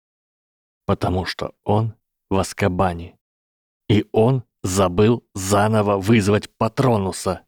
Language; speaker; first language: Russian; native; Russian